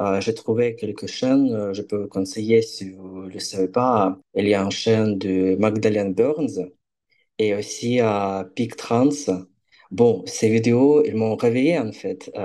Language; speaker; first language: French; non-native, fluent; Ukrainian